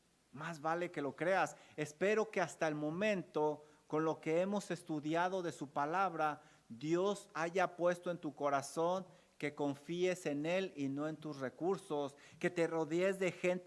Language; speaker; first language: Spanish; native; Spanish